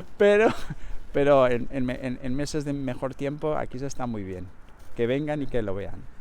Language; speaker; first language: Spanish; native; Spanish